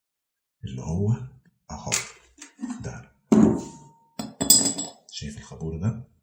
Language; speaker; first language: Arabic; native; Arabic